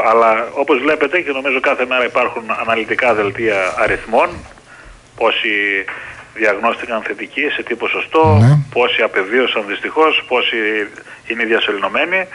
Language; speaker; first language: Greek; native; Greek